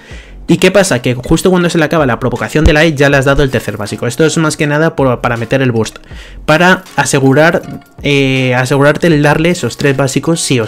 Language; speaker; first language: Spanish; native; Spanish